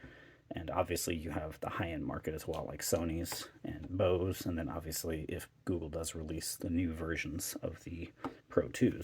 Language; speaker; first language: English; native; English